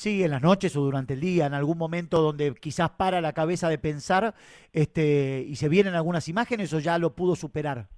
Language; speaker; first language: Spanish; native; Spanish